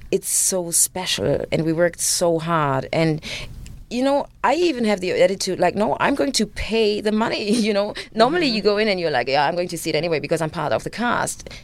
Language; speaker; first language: English; non-native, fluent; German